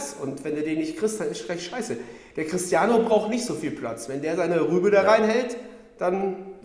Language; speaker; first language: German; native; German